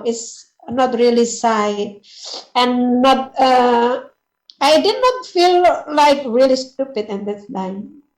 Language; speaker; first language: English; non-native, learner; Indonesian